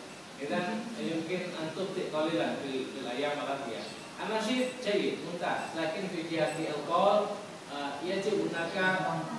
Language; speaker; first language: Arabic; non-native, learner; Indonesian